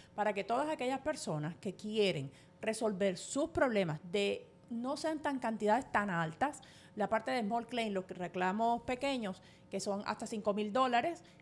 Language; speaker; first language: Spanish; native; Spanish